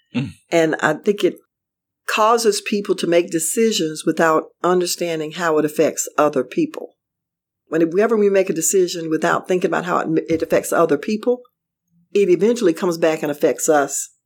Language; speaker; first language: English; native; English